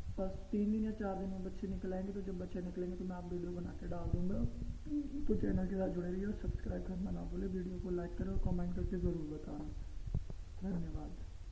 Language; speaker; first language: Hindi; non-native, local second language; Punjabi